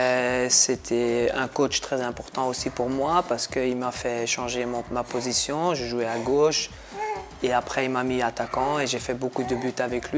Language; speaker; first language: French; non-native, local second language; Dutch